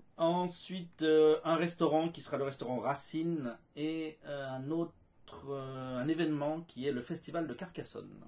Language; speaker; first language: French; native; French